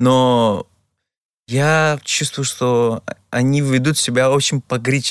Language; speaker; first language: Russian; non-native, fluent; Greek